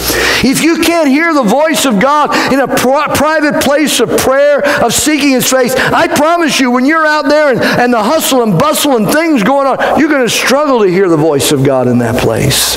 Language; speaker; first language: English; native; English